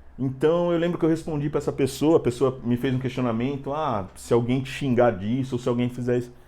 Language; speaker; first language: Portuguese; native; Portuguese